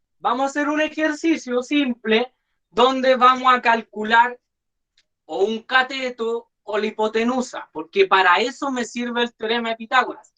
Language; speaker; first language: Spanish; native; Spanish